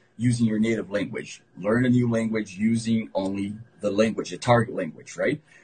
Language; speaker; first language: English; non-native, fluent; Portuguese